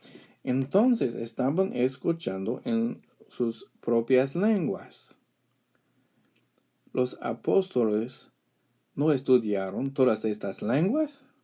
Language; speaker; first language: Spanish; non-native, fluent; English